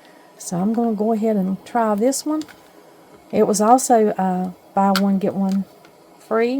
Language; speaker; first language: English; native; English